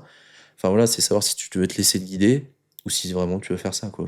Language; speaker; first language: French; native; French